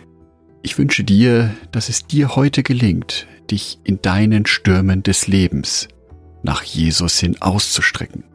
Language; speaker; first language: German; native; German